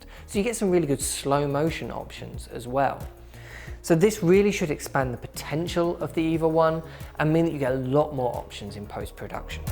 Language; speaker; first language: English; native; English